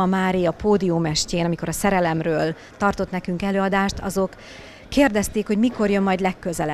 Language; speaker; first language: Hungarian; native; Hungarian